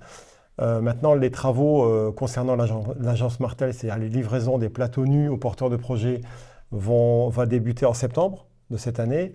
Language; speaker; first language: French; native; French